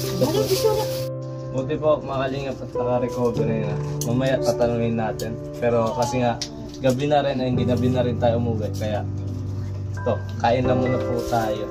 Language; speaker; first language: Filipino; non-native, local second language; Bikol